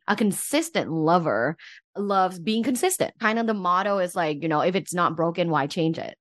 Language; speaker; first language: English; early bilingual, other home language; Thai